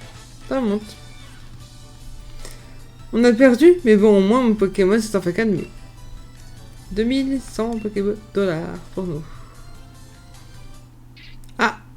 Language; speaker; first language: French; native; French